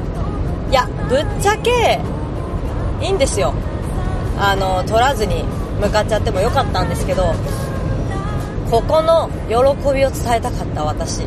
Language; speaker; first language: Japanese; native; Japanese